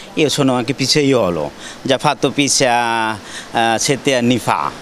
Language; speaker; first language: Italian; non-native, learner; Bangla